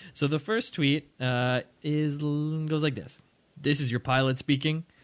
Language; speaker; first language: English; native; English